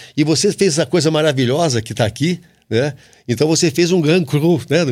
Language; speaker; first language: Portuguese; native; Portuguese